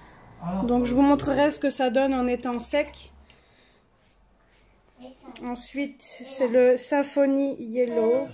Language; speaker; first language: French; native; French